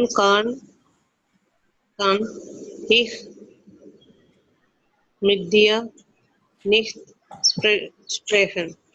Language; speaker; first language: German; non-native, learner; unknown